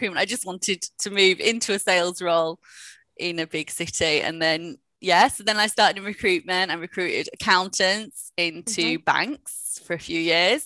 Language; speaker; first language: English; native; English